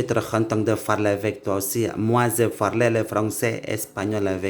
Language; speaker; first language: French; non-native, learner; Indonesian